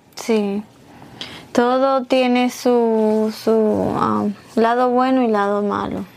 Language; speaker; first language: Spanish; native; Spanish